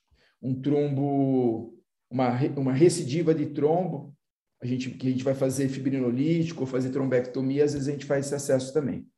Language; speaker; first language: Portuguese; native; Portuguese